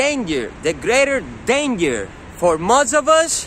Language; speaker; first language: English; native; English